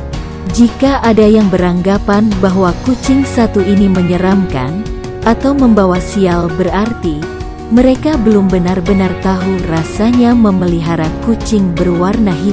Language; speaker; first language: Indonesian; native; Indonesian